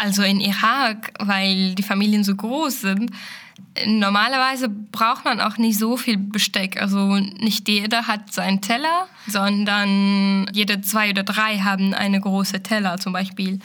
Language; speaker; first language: German; non-native, fluent; Arabic